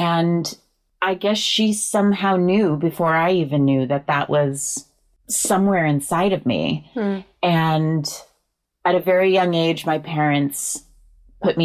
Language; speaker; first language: English; native; English